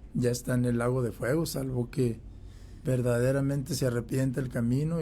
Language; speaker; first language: Spanish; native; Spanish